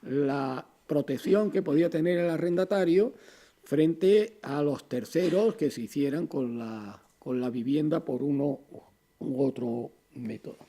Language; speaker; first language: Spanish; native; Spanish